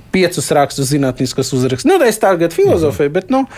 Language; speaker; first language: Latvian; non-native, local second language; Russian